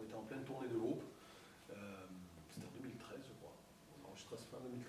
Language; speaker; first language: French; native; French